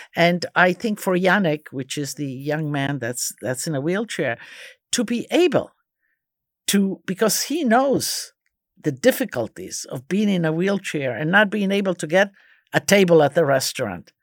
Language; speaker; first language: English; early bilingual, other home language; Croatian